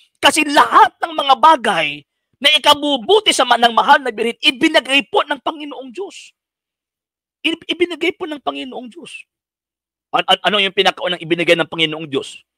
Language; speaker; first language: Filipino; non-native, local second language; Cebuano